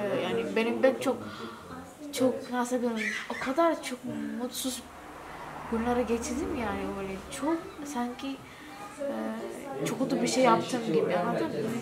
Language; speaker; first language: Turkish; non-native, learner; Indonesian